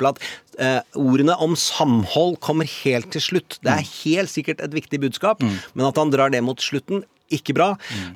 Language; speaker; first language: Norwegian; native; Norwegian